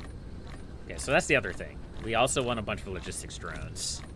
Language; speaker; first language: English; native; English